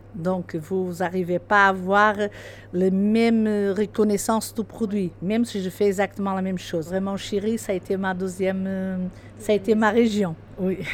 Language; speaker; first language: French; non-native, fluent; Portuguese